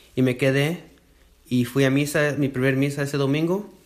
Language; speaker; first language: Spanish; early bilingual, heritage; Spanish